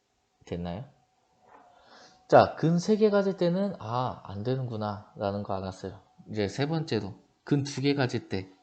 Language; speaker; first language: Korean; native; Korean